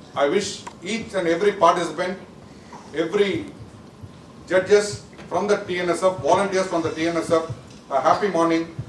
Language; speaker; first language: English; non-native, local second language; Tamil